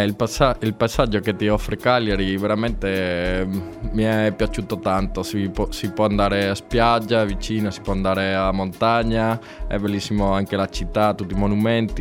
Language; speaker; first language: Italian; non-native, learner; Spanish